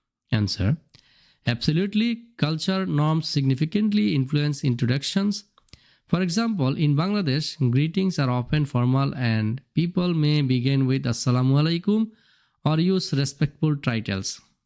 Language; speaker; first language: English; non-native, local second language; Bangla